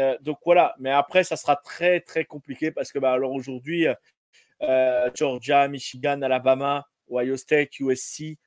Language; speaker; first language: French; native; French